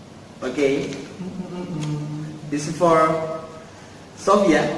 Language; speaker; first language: English; non-native, learner; Indonesian